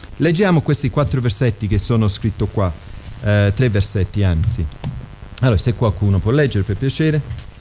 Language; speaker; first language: Italian; non-native, fluent; English